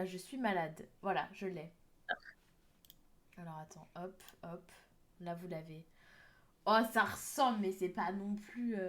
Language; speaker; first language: French; native; French